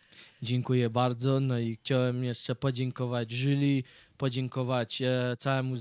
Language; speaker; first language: Polish; early bilingual, heritage; Polish